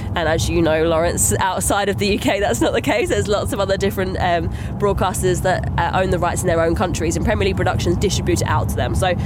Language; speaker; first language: English; native; English